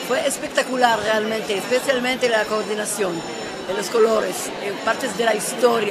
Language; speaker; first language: Spanish; non-native, fluent; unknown